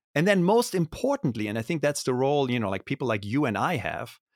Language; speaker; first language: English; non-native, fluent; German